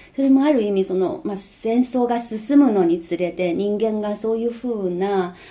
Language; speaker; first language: Japanese; non-native, fluent; Chinese